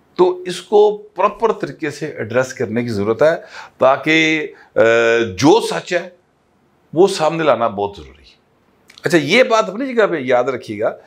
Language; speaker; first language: Urdu; non-native, local second language; Punjabi